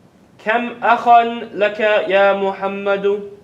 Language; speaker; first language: Arabic; non-native, fluent; English